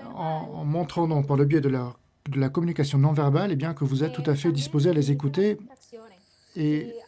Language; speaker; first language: French; native; French